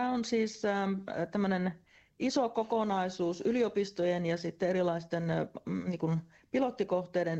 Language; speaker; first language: Finnish; native; Finnish